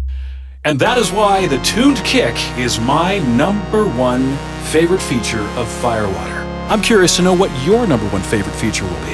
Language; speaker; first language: English; native; English